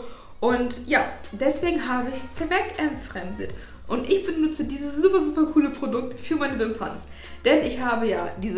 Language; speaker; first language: German; native; German